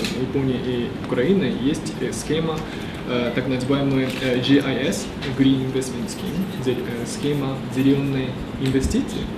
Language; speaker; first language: Russian; non-native, fluent; Japanese